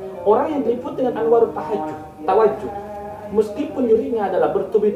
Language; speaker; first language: Indonesian; native; Indonesian